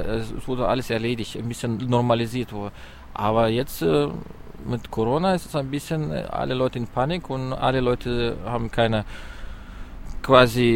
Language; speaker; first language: German; non-native, learner; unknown